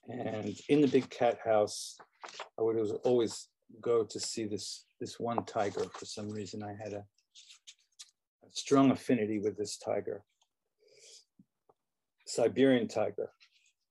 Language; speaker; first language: English; native; English